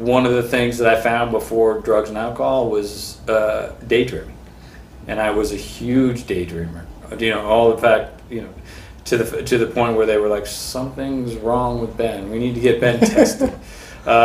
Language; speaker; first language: English; native; English